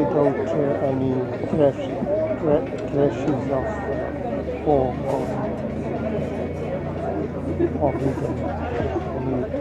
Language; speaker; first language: English; non-native, fluent; Urdu